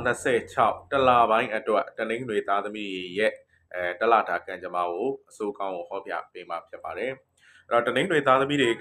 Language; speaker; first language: Burmese; native; Burmese